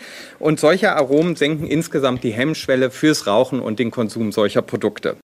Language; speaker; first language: German; native; German